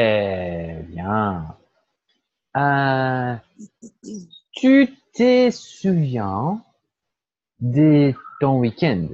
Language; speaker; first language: French; non-native, fluent; Portuguese